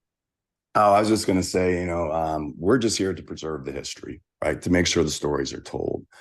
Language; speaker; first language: English; native; English